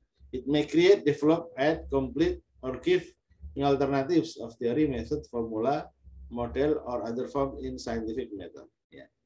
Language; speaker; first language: English; non-native, fluent; Indonesian